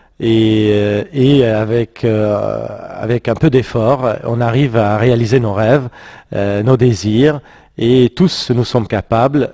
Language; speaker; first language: French; non-native, local second language; Armenian